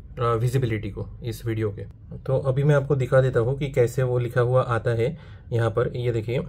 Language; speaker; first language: Hindi; non-native, local second language; Marathi